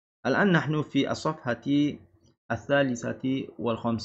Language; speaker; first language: Arabic; non-native, fluent; Malay